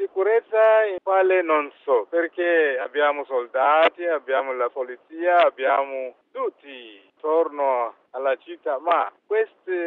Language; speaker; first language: Italian; non-native, fluent; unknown